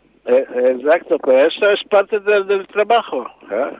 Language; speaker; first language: Spanish; non-native, learner; Hebrew